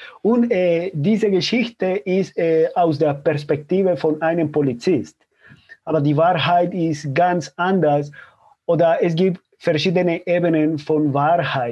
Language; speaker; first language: German; non-native, fluent; Spanish